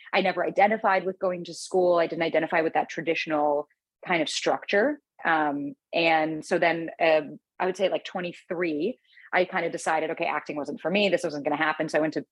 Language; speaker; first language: English; native; English